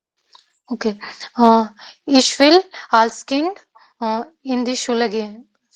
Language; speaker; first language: German; non-native, learner; Hindi